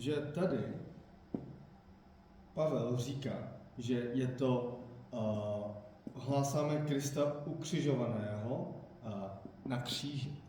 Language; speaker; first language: Czech; non-native, fluent; Korean